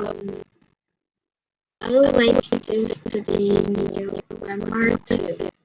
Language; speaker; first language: English; non-native, learner; Vietnamese